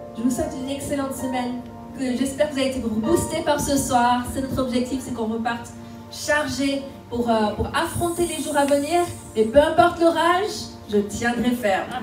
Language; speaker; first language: French; native; French